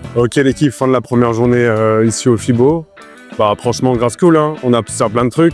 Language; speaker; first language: French; native; French